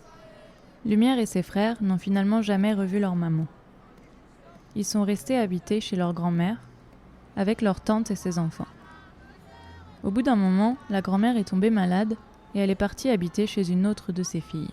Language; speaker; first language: French; native; French